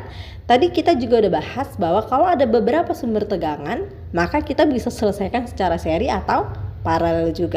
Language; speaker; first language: Indonesian; native; Indonesian